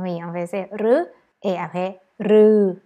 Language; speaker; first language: French; non-native, learner; Thai